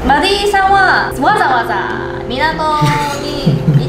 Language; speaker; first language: Japanese; non-native, learner; Chinese